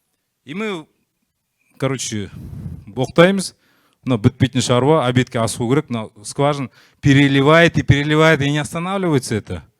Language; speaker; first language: Russian; native; Russian